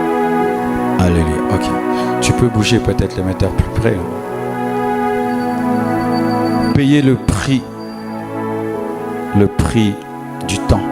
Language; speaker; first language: French; non-native, local second language; Lingala